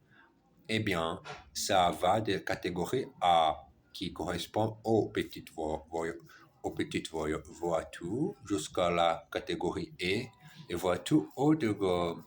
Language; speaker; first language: French; non-native, learner; German